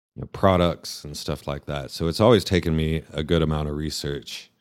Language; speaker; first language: English; native; English